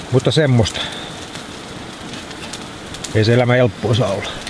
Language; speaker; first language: Finnish; native; Finnish